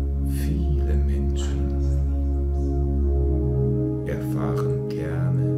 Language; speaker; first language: German; native; German